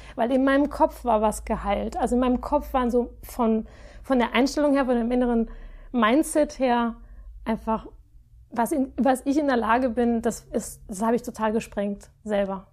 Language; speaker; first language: German; non-native, fluent; Spanish